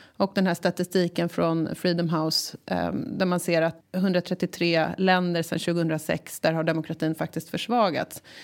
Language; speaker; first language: Swedish; native; Swedish